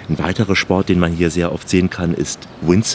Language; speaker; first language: German; native; German